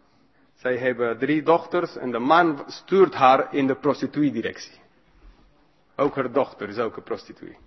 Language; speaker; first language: Dutch; non-native, fluent; English